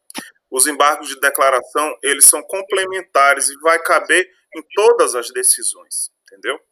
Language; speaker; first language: Portuguese; native; Portuguese